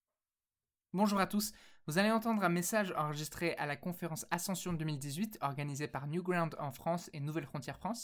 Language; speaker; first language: French; native; French